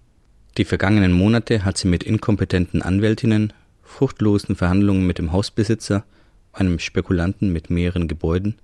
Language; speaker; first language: German; native; German